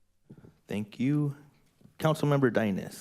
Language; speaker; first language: English; native; English